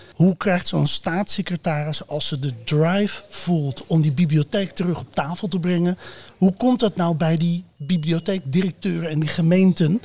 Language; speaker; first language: Dutch; native; Dutch